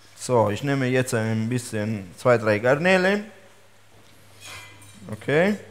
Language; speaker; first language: German; non-native, learner; Italian